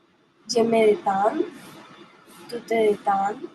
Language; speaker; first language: French; non-native, learner; Spanish